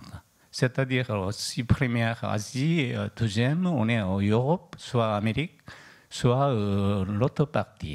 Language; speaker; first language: French; non-native, learner; Korean